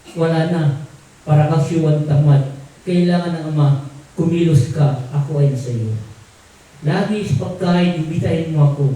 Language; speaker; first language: Filipino; non-native, local second language; Tausug